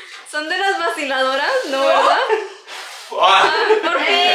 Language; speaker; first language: Spanish; native; Spanish